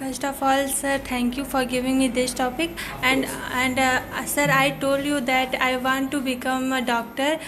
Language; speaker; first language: English; non-native, local second language; Hindi